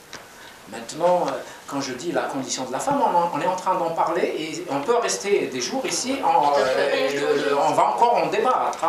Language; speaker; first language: French; non-native, local second language; Kabyle